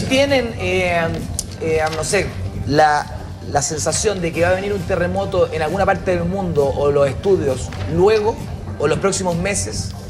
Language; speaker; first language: Spanish; native; Spanish